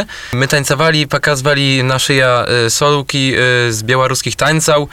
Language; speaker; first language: Polish; non-native, local second language; Belarusian